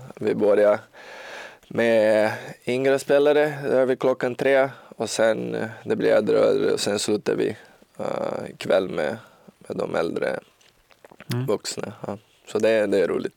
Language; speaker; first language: Swedish; non-native, learner; Portuguese